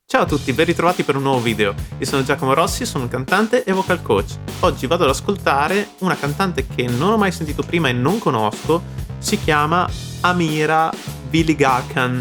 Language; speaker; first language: Italian; native; Italian